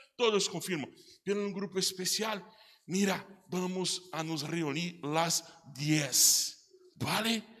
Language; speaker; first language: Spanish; non-native, learner; Portuguese